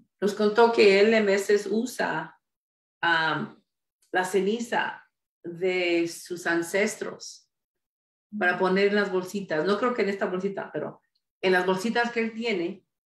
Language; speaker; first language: Spanish; early bilingual, heritage; Spanish